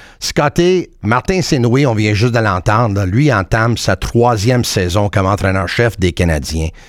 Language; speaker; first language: French; native; French